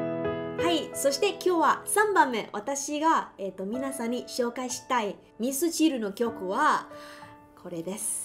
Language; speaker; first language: Japanese; non-native, learner; Chinese